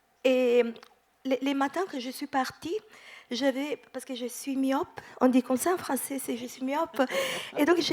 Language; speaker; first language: French; non-native, fluent; Italian